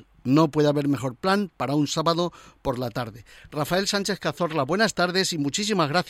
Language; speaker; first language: Spanish; native; Spanish